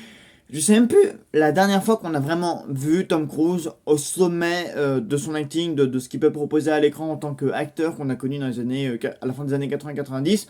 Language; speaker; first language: French; native; French